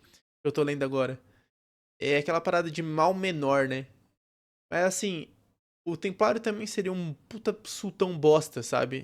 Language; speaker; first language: Portuguese; native; Portuguese